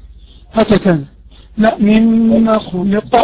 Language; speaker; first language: Arabic; native; Arabic